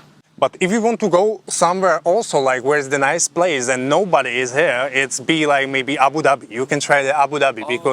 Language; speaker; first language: English; non-native, fluent; Slovak